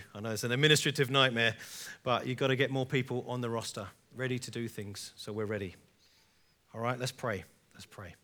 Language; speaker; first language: English; native; English